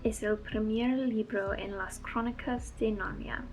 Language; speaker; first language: Spanish; non-native, learner; English